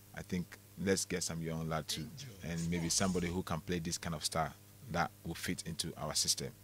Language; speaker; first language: English; non-native, local second language; Akan